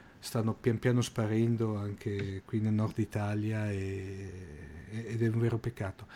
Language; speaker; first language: Italian; native; Italian